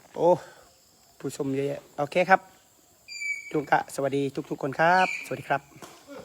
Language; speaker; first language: Thai; native; Thai